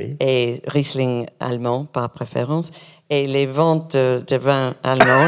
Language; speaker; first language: French; non-native, learner; English